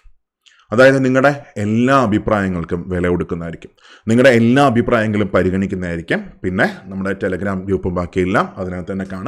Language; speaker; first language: Malayalam; native; Malayalam